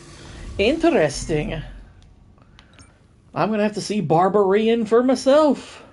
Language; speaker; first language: English; native; English